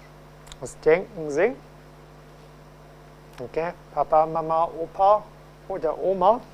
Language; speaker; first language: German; non-native, fluent; Cantonese